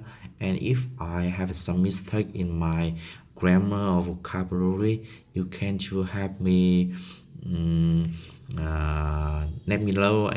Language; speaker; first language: English; non-native, learner; Vietnamese